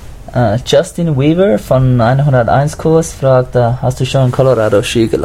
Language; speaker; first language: German; non-native, learner; English